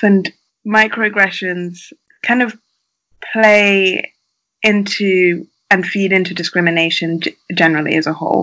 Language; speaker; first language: English; native; English